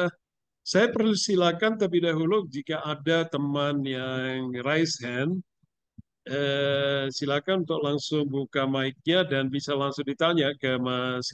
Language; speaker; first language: Indonesian; native; Indonesian